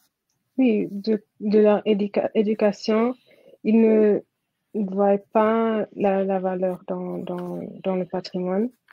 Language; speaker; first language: French; non-native, fluent; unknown